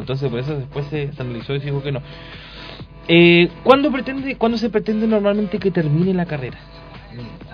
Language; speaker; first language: Spanish; native; Spanish